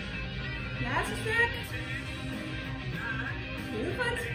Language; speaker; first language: Dutch; native; Dutch